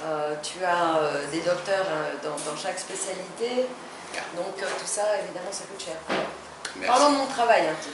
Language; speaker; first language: French; non-native, fluent; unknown